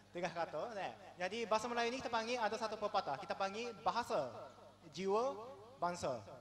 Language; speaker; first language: Malay; non-native, fluent; Japanese